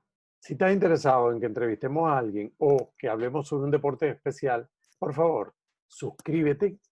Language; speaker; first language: Spanish; native; Spanish